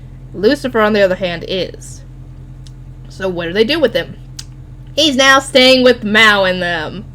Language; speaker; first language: English; native; English